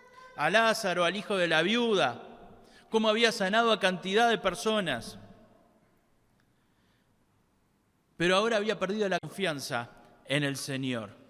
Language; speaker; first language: Spanish; native; Spanish